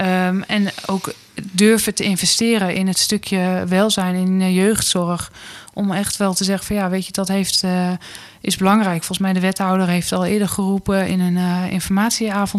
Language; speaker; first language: Dutch; native; Dutch